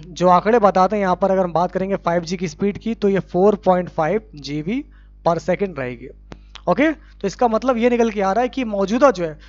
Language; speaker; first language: Hindi; native; Hindi